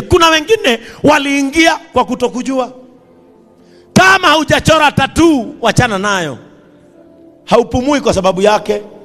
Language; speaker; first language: Swahili; non-native, local second language; Kikuyu